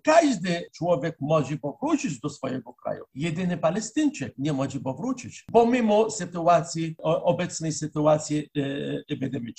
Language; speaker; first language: Polish; non-native, fluent; Arabic